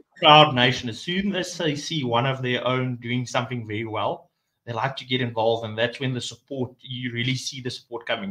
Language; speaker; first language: English; non-native, local second language; Afrikaans